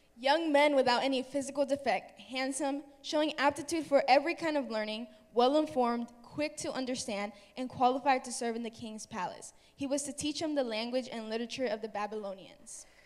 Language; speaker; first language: English; native; English